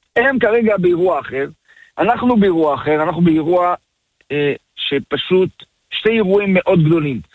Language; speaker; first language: Hebrew; early bilingual, other home language; French